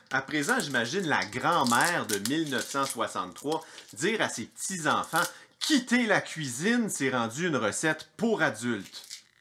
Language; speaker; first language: French; native; French